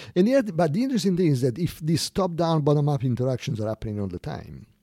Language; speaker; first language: English; non-native, fluent; Italian